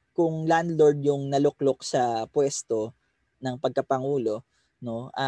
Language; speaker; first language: Filipino; native; Filipino